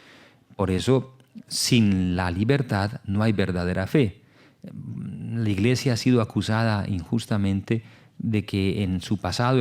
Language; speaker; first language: Spanish; native; Spanish